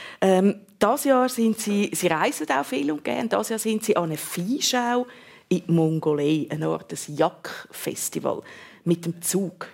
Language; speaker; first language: German; native; German